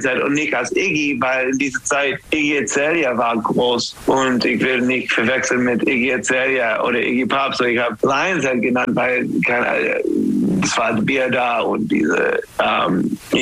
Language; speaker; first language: German; non-native, learner; English